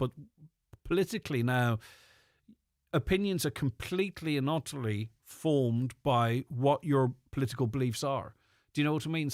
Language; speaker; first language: English; native; English